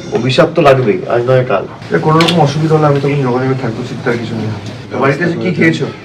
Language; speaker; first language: Bangla; native; Bangla